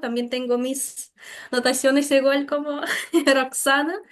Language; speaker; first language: Spanish; non-native, fluent; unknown